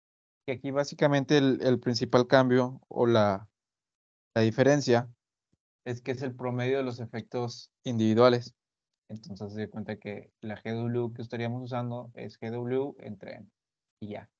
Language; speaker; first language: Spanish; native; Spanish